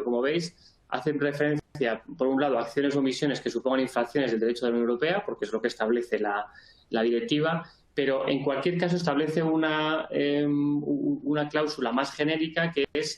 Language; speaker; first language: Spanish; native; Spanish